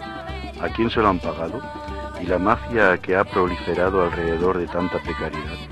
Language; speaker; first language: Spanish; native; Spanish